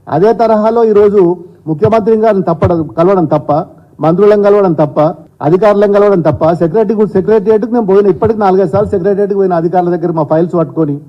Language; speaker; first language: Telugu; native; Telugu